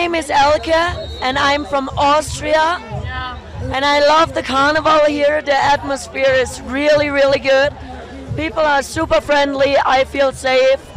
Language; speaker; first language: English; non-native, fluent; German